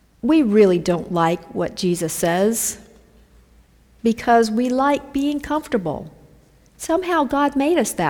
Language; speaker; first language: English; native; English